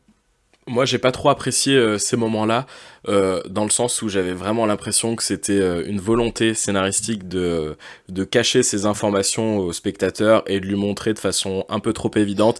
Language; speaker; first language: French; native; French